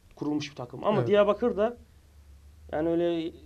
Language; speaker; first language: Turkish; native; Turkish